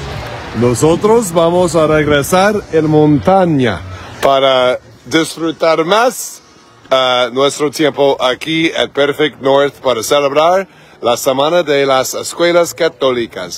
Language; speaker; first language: Spanish; non-native, fluent; English